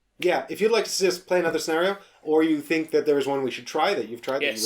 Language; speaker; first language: English; native; English